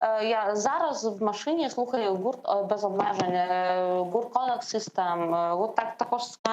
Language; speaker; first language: Ukrainian; non-native, learner; Lithuanian